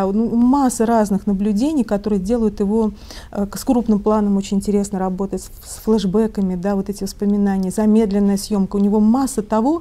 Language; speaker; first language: Russian; native; Russian